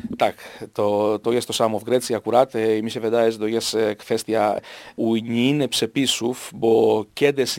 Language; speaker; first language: Polish; non-native, fluent; Greek